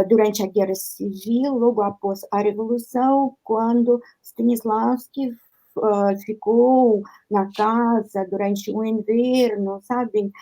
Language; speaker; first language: Portuguese; non-native, fluent; Russian